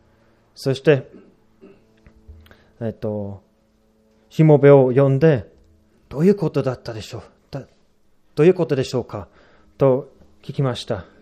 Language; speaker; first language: Japanese; non-native, fluent; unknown